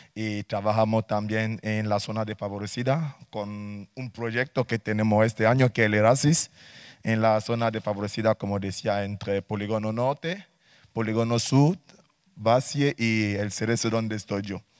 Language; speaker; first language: Spanish; non-native, fluent; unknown